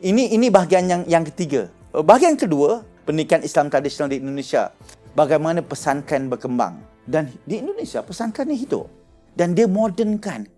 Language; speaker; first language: Malay; native; Malay